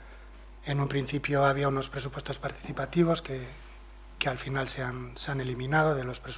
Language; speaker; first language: Spanish; non-native, local second language; Basque